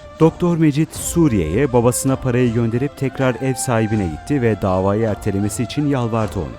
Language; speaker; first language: Turkish; native; Turkish